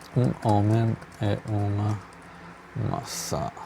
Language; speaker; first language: Portuguese; non-native, learner; English